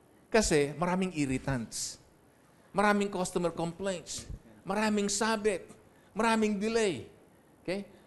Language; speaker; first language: English; non-native, local second language; Filipino